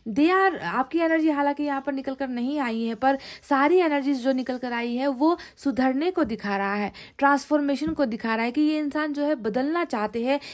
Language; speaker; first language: Hindi; native; Hindi